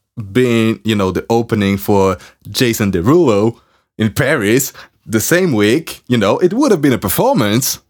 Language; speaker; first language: English; non-native, fluent; French